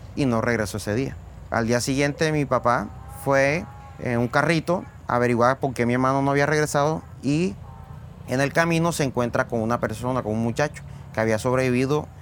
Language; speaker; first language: Spanish; native; Spanish